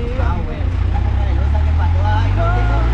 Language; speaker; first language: Spanish; native; Spanish